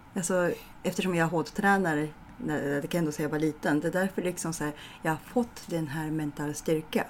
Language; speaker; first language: Swedish; non-native, fluent; Japanese